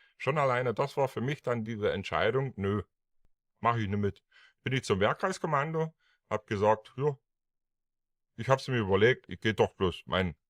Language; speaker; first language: German; non-native, local second language; Upper Sorbian